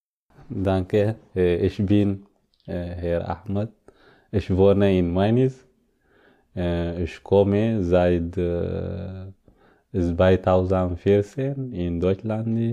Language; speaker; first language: German; non-native, learner; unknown